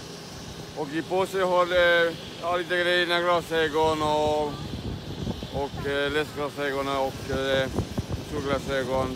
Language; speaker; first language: Swedish; non-native, learner; Spanish